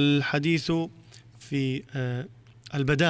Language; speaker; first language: Arabic; native; Arabic